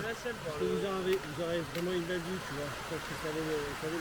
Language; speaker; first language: French; native; French